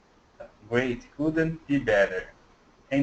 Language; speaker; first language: English; non-native, learner; Portuguese